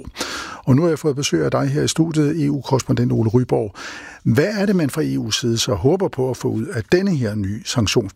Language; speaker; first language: Danish; native; Danish